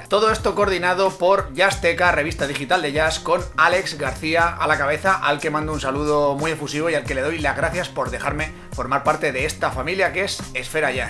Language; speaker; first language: Spanish; native; Spanish